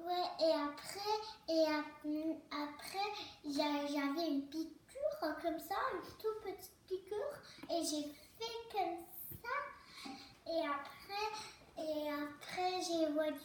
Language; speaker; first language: French; early bilingual, other home language; Turkish